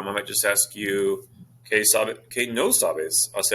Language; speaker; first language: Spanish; non-native, fluent; English